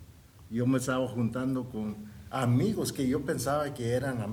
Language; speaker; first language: Spanish; early bilingual, heritage; Spanish